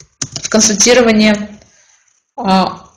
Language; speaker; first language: Russian; native; Russian